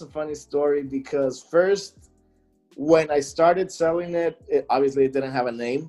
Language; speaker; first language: English; native; English